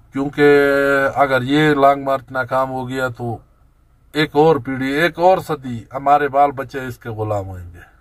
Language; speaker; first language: Urdu; non-native, local second language; Pashto